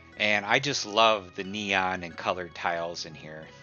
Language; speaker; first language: English; native; English